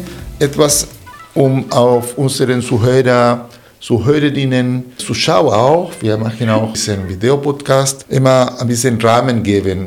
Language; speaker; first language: German; non-native, fluent; Spanish